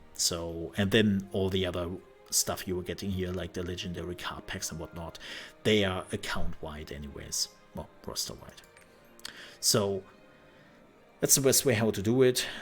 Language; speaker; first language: English; non-native, fluent; German